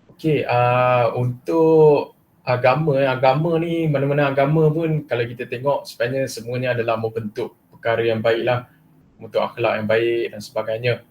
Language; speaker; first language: Malay; non-native, local second language; Chinese